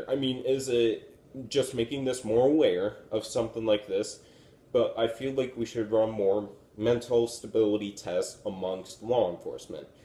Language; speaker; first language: English; native; English